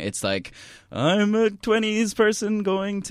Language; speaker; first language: English; native; English